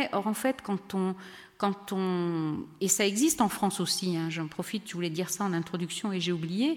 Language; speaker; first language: French; native; French